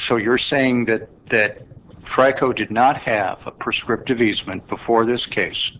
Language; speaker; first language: English; native; English